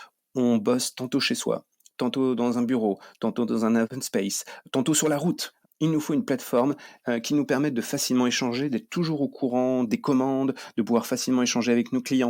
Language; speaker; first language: French; native; French